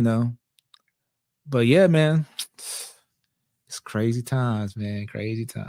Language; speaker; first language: English; native; English